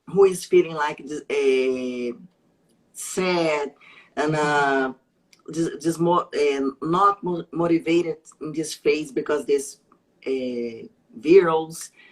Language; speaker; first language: English; non-native, learner; Portuguese